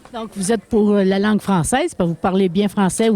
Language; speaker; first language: French; native; French